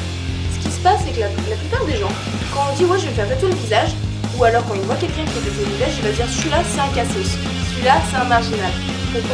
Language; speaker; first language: French; native; French